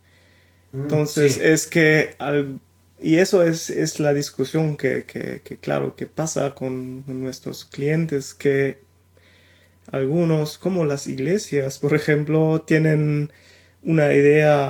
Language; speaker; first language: Spanish; non-native, fluent; German